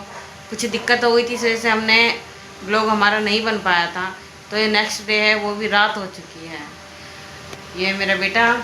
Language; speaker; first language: Hindi; native; Hindi